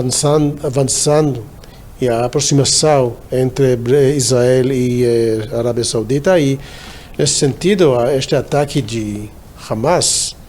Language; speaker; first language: Portuguese; non-native, fluent; Hebrew